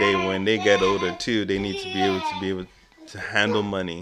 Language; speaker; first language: English; non-native, local second language; Igbo